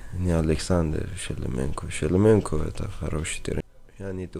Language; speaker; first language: Russian; non-native, learner; Persian